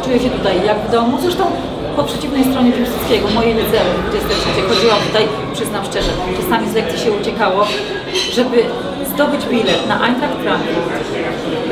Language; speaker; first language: Polish; native; Polish